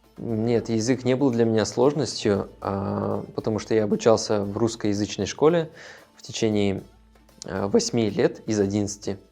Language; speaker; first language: Russian; non-native, local second language; Tajik